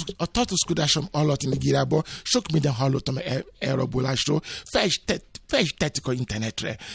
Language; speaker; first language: Hungarian; non-native, learner; Yoruba